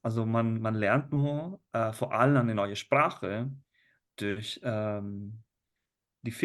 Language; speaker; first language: German; non-native, fluent; Italian